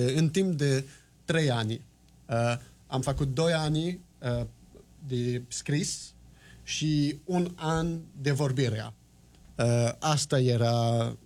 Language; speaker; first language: Romanian; non-native, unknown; French